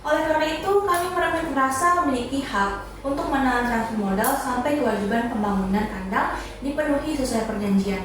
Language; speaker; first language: Indonesian; native; Indonesian